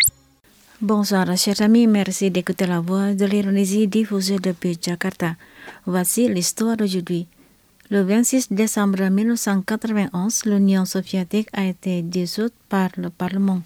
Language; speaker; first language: French; non-native, fluent; Indonesian